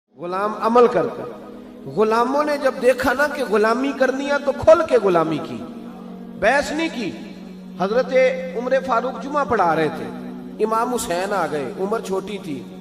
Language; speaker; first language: Urdu; native; Urdu